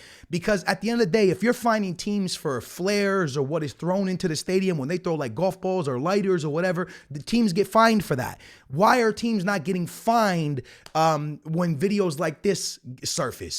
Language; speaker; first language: English; native; English